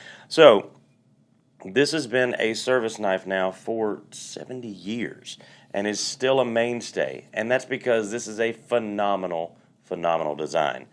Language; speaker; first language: English; native; English